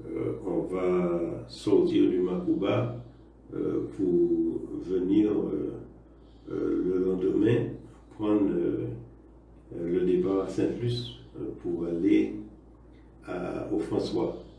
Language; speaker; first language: French; native; French